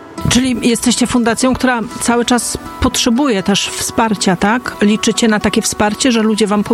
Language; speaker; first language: Polish; native; Polish